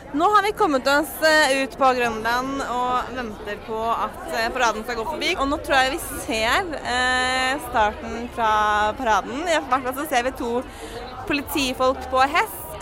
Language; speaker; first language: Norwegian; native; Norwegian